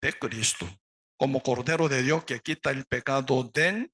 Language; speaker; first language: Spanish; non-native, learner; Korean